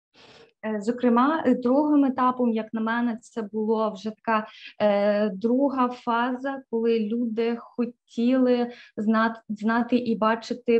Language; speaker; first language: Ukrainian; native; Ukrainian